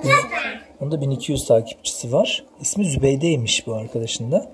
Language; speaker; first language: Turkish; native; Turkish